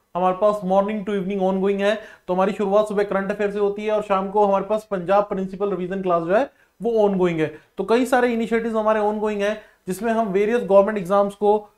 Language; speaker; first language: Hindi; non-native, local second language; Punjabi